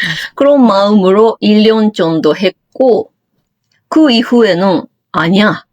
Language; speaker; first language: Korean; non-native, fluent; Japanese